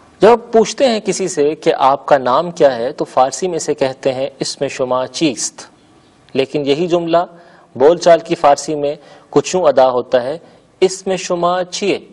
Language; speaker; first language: Urdu; native; Urdu